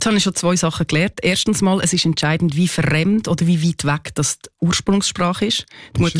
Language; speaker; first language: German; native; German